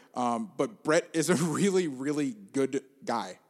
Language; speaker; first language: English; native; English